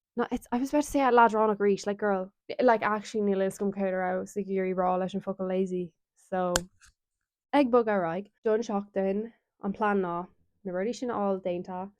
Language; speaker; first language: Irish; non-native, local second language; English